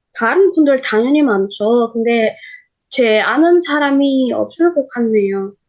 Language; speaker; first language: Korean; non-native, learner; Indonesian